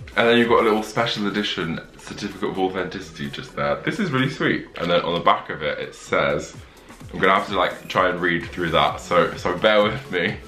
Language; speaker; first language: English; native; English